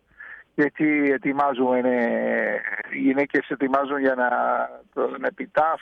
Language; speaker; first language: Greek; early bilingual, heritage; Spanish